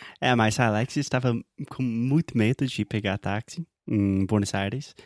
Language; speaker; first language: Portuguese; non-native, fluent; English